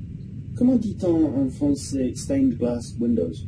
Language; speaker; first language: French; non-native, learner; English